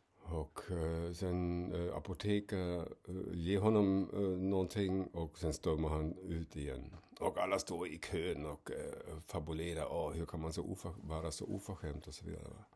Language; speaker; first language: Swedish; non-native, fluent; German